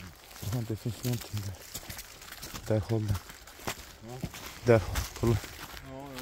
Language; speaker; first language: Swedish; non-native, fluent; Turkish